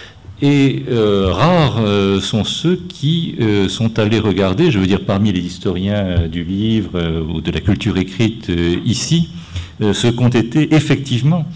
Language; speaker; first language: French; native; French